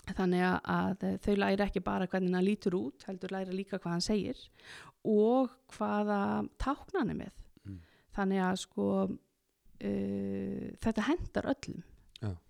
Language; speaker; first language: Icelandic; native; Icelandic